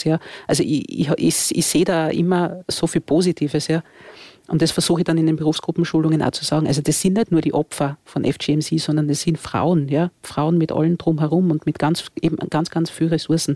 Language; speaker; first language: German; native; German